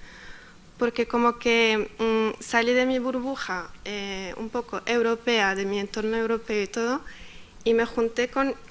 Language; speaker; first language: Spanish; non-native, fluent; Arabic